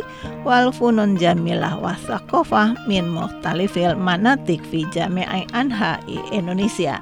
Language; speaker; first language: Arabic; non-native, fluent; Indonesian